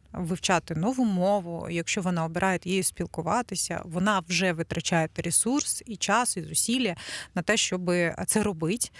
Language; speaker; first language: Ukrainian; non-native, local second language; Russian